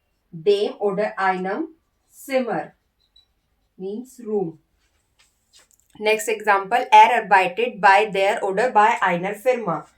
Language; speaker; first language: German; non-native, learner; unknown